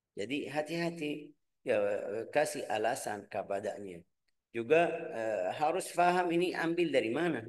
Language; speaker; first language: Malay; non-native, fluent; Arabic